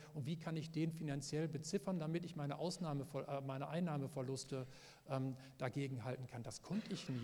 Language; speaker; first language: German; native; German